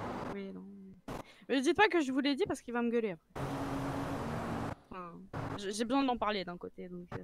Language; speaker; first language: French; native; French